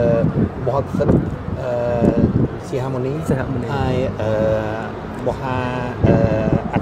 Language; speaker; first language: Khmer; non-native, fluent; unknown